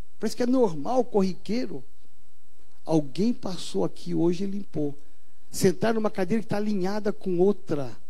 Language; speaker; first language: Portuguese; native; Portuguese